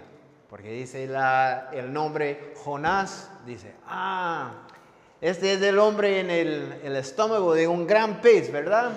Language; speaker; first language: Spanish; non-native, fluent; English